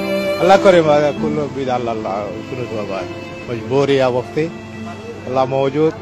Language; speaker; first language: Arabic; non-native, learner; Bangla